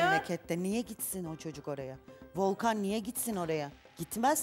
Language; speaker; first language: Turkish; native; Turkish